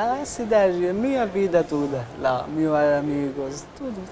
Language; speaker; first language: Portuguese; non-native, local second language; Arabic